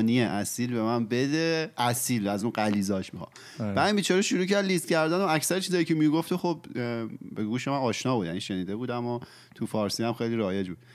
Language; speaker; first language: Persian; native; Persian